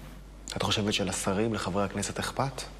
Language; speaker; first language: Hebrew; native; Hebrew